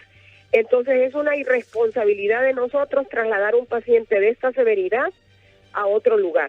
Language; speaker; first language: Spanish; native; Spanish